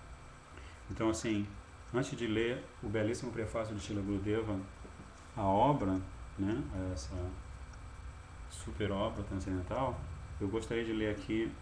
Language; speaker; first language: Portuguese; native; Portuguese